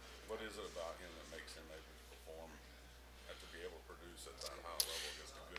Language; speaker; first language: English; native; English